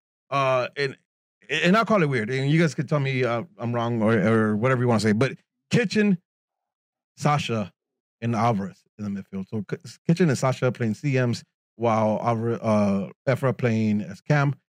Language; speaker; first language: English; early bilingual, other home language; Spanish